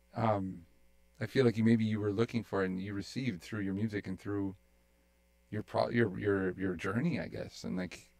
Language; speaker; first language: English; native; English